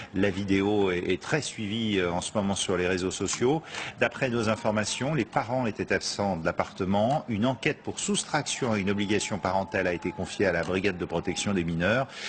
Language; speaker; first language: French; native; French